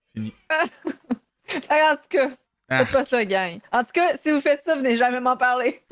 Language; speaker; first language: French; native; French